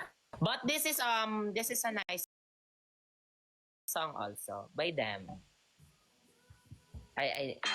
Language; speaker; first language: English; non-native, local second language; Filipino